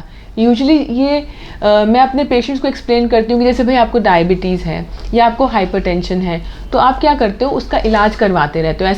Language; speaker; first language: Hindi; native; Hindi